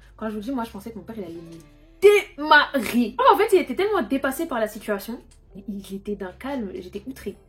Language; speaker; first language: French; early bilingual, other home language; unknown